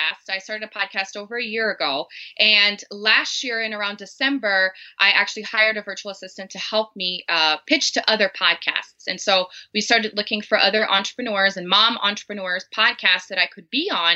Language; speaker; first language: English; non-native, fluent; Portuguese